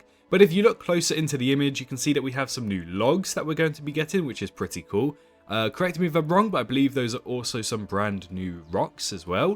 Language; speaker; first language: English; native; English